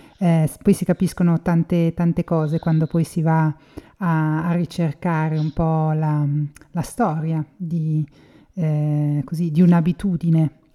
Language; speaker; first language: Italian; native; Italian